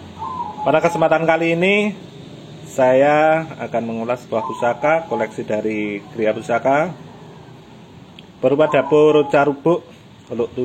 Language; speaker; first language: Indonesian; non-native, local second language; Javanese